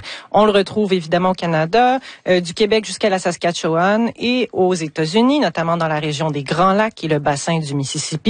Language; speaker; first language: French; native; French